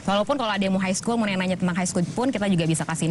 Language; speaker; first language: Indonesian; native; Indonesian